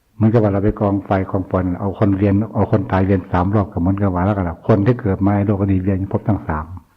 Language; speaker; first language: Thai; non-native, local second language; Northeastern Thai